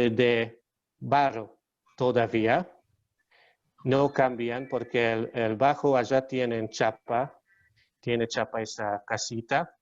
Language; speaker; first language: Spanish; non-native, learner; Hungarian